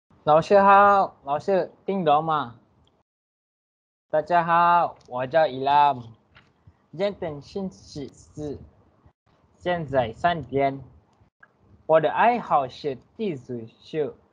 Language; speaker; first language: Chinese; non-native, learner; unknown